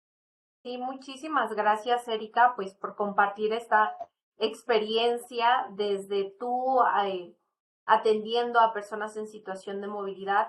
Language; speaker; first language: Spanish; native; Spanish